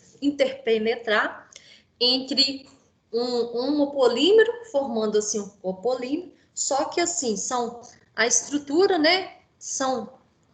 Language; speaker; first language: Portuguese; native; Portuguese